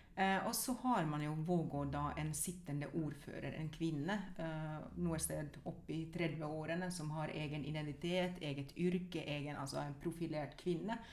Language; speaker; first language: Norwegian; non-native, fluent; Finnish